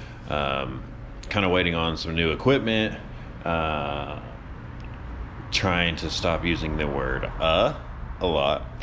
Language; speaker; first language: English; native; English